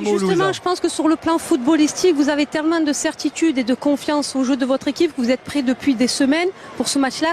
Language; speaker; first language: French; native; French